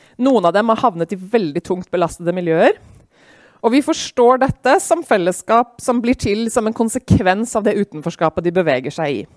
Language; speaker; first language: Norwegian; native; Norwegian